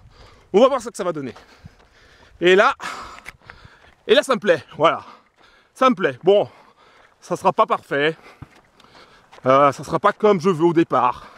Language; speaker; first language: French; native; French